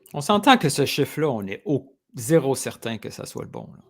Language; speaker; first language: French; native; French